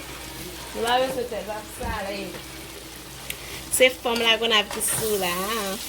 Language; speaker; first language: French; non-native, learner; Haitian Creole